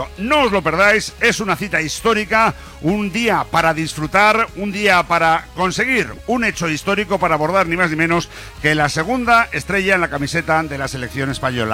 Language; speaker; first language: Spanish; native; Spanish